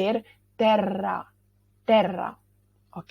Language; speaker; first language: Italian; non-native, fluent; Portuguese